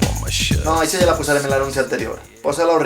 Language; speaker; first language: Catalan; native; Catalan